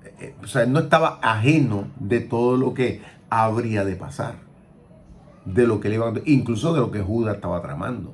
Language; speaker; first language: Spanish; native; Spanish